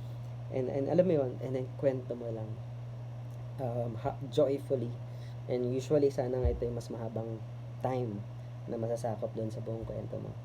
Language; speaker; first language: Filipino; native; Filipino